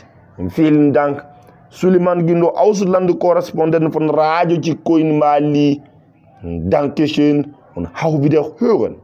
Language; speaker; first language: German; non-native, learner; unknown